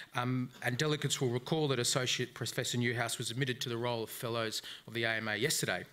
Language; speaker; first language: English; native; English